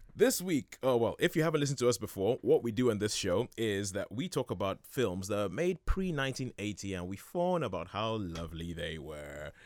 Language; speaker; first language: English; non-native, local second language; Yoruba